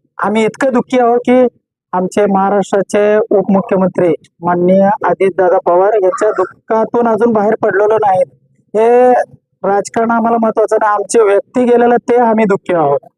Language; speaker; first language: Marathi; non-native, local second language; Lambadi